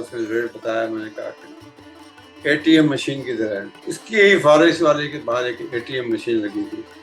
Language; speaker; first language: Urdu; native; Urdu